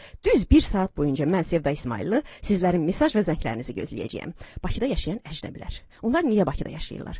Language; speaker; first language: Azerbaijani; native; Azerbaijani